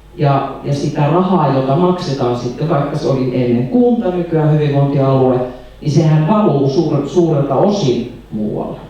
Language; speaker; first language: Finnish; native; Finnish